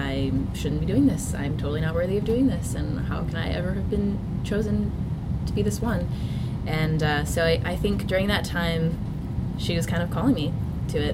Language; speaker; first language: English; native; English